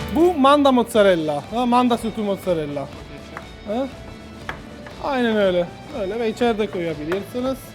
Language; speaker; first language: Turkish; non-native, learner; Italian